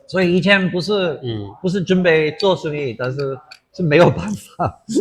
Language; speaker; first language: Chinese; non-native, fluent; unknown